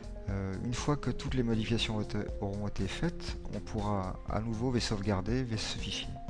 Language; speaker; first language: French; native; French